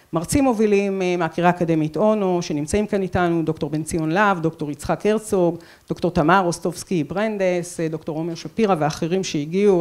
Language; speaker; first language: Hebrew; native; Hebrew